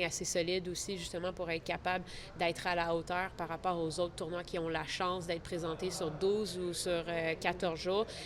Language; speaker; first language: French; native; French